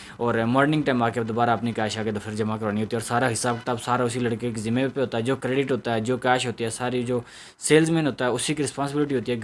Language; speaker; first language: Urdu; non-native, local second language; Punjabi